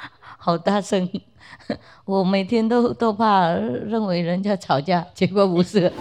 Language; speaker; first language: Chinese; non-native, fluent; Vietnamese